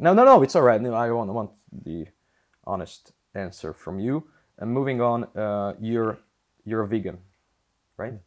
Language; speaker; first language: English; non-native, fluent; Hungarian